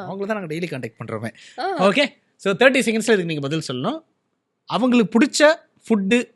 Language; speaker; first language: Tamil; native; Tamil